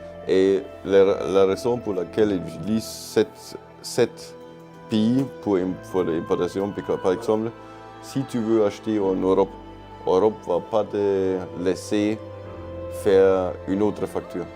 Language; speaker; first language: French; non-native, fluent; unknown